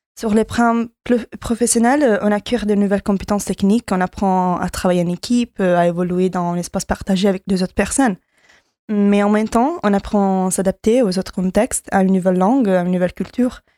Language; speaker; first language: French; non-native, learner; Italian